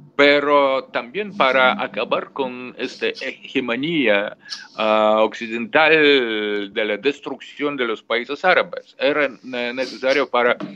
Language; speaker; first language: Spanish; non-native, fluent; Russian